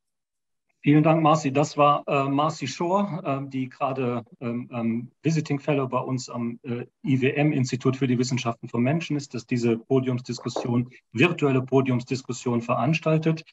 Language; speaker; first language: German; native; German